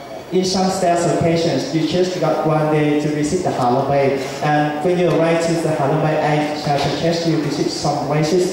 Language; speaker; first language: English; non-native, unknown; Vietnamese